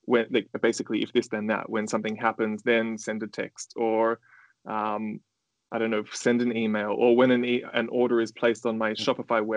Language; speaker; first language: English; native; English